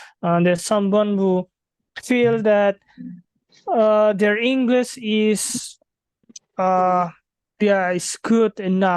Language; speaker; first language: English; non-native, fluent; Indonesian